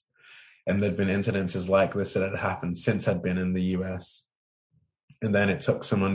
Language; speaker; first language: English; native; English